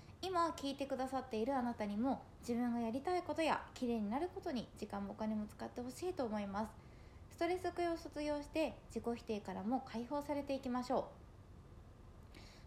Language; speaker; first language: Japanese; native; Japanese